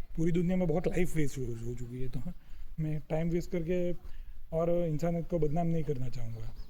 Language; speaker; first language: Hindi; non-native, local second language; Gujarati